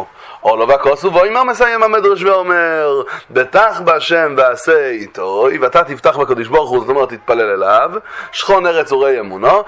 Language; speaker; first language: Hebrew; native; Hebrew